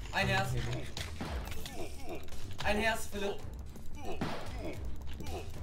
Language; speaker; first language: German; native; German